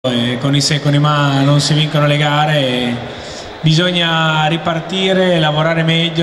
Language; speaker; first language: Italian; native; Italian